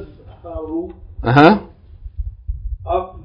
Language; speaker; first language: Arabic; non-native, learner; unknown